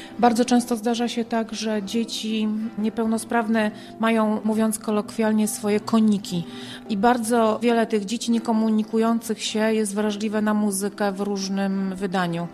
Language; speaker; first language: Polish; native; Polish